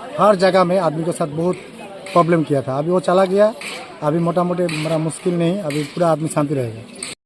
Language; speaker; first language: Hindi; non-native, learner; Bangla